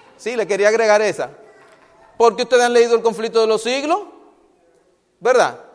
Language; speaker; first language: Spanish; native; Spanish